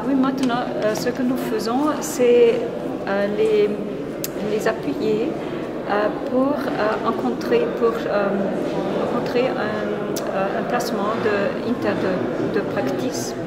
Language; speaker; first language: French; non-native, fluent; Spanish